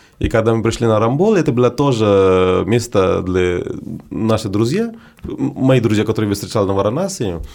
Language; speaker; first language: Russian; non-native, fluent; Hindi